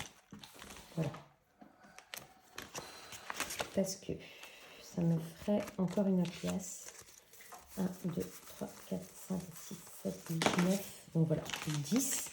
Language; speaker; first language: French; native; French